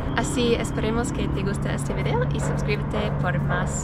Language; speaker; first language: Spanish; non-native, learner; English